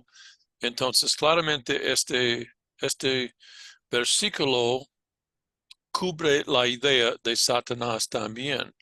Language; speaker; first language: Spanish; non-native, fluent; English